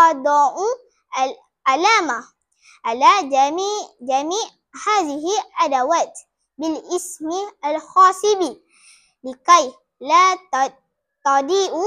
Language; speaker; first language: Arabic; non-native, learner; Malay